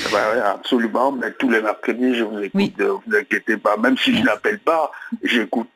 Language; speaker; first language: French; native; French